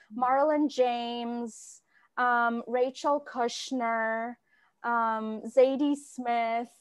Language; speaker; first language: English; non-native, local second language; Bangla